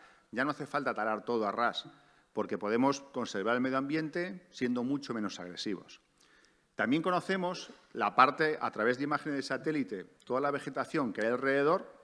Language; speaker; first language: Spanish; native; Spanish